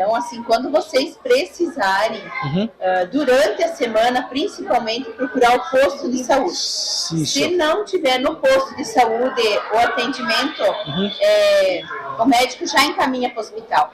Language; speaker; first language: Portuguese; native; Portuguese